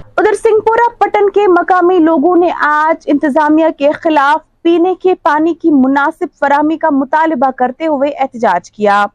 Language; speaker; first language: Urdu; non-native, local second language; Kashmiri